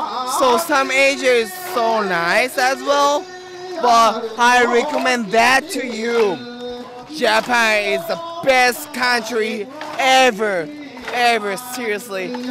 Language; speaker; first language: English; non-native, learner; Japanese